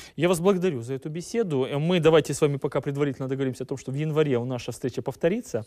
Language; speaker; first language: Russian; native; Russian